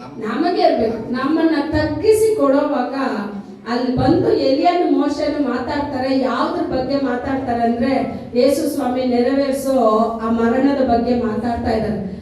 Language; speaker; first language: Kannada; non-native, local second language; Tamil